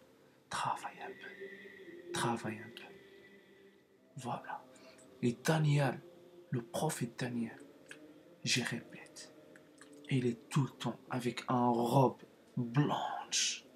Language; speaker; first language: French; non-native, learner; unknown